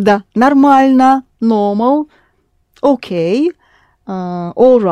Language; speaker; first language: Russian; non-native, fluent; English